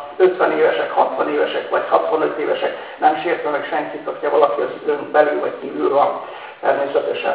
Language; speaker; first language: Hungarian; native; Hungarian